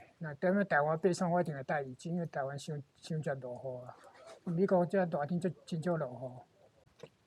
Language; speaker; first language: Chinese; native; Chinese